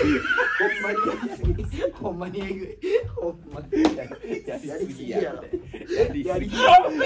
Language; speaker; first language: Japanese; native; Japanese